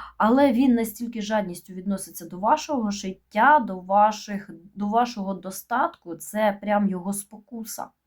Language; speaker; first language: Ukrainian; non-native, local second language; Russian